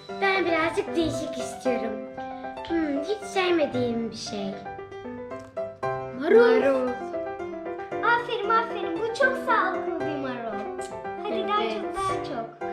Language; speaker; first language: Turkish; early bilingual, heritage; Turkish